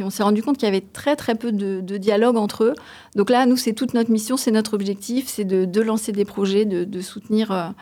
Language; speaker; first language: French; native; French